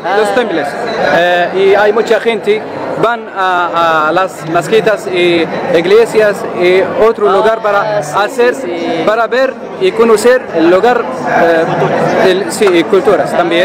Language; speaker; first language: Spanish; non-native, learner; Arabic